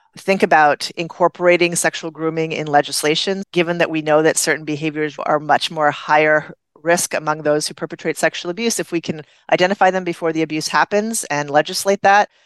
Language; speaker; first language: English; native; English